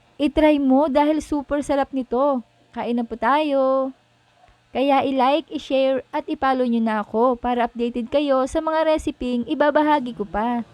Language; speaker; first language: Filipino; native; Filipino